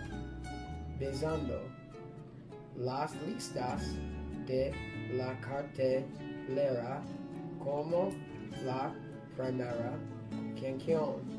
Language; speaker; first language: Spanish; non-native, learner; English